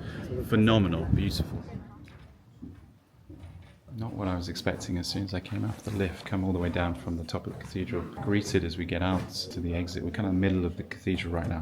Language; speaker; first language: English; native; English